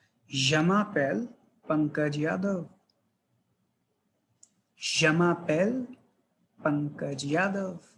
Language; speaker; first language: French; non-native, fluent; Hindi